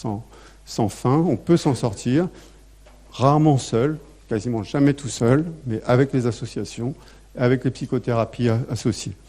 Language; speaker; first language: French; native; French